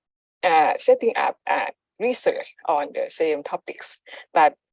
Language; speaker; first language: English; non-native, fluent; Thai